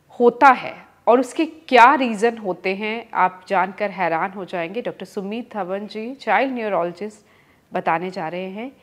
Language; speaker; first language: Hindi; native; Hindi